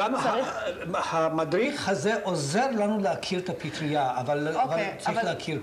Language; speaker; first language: Hebrew; native; Hebrew